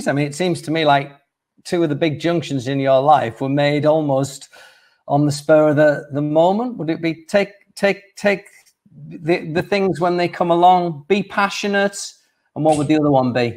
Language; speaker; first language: English; native; English